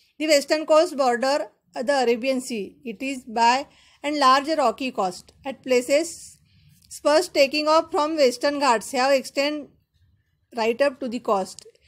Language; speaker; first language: English; non-native, local second language; Marathi